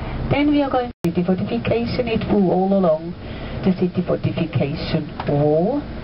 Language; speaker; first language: English; non-native, fluent; German